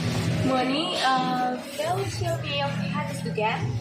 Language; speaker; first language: German; non-native, learner; Indonesian